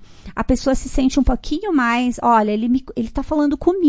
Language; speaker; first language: Portuguese; native; Portuguese